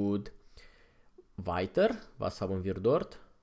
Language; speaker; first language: German; non-native, fluent; Romanian